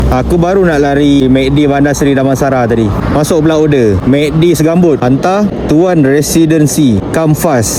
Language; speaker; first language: Malay; native; Malay